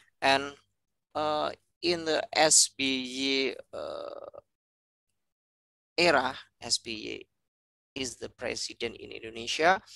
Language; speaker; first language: English; non-native, fluent; Indonesian